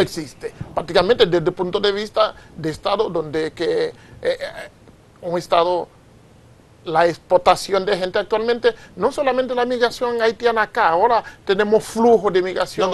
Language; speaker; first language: Spanish; non-native, fluent; Haitian Creole